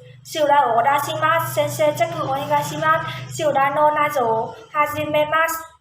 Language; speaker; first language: Japanese; non-native, learner; Vietnamese